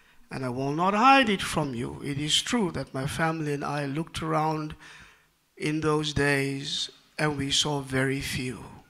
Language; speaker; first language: English; non-native, local second language; Afrikaans